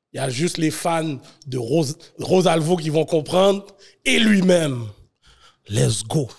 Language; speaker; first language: French; native; French